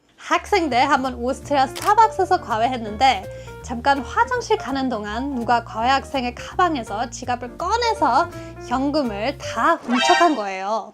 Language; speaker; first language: Korean; non-native, fluent; German